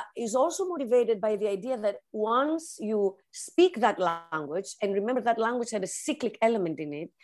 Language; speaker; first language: English; non-native, fluent; Greek